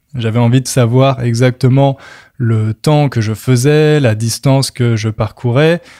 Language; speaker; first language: French; native; French